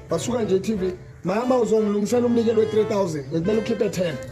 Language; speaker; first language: Zulu; non-native, local second language; Southern Sotho